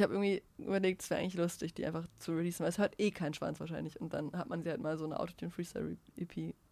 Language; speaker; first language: German; native; German